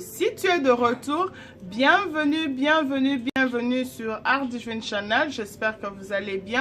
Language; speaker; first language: French; non-native, local second language; Lingala